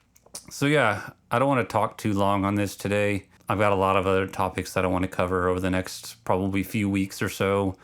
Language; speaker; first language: English; native; English